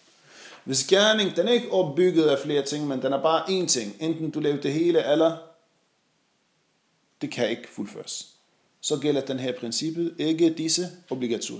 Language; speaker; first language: Danish; non-native, fluent; Arabic